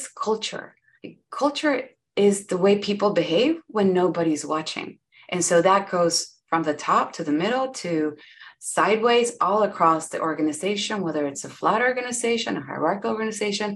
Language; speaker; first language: English; non-native, fluent; Spanish